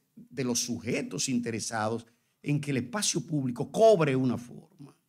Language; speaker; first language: Spanish; native; Spanish